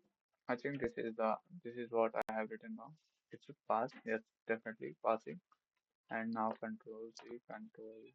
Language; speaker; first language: English; non-native, local second language; Hindi